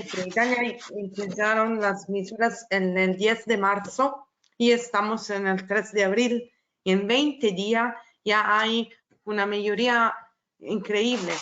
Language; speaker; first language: Spanish; non-native, fluent; Italian